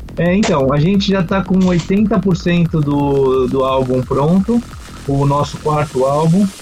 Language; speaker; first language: Portuguese; native; Portuguese